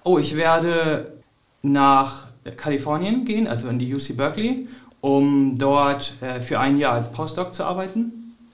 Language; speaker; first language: German; native; German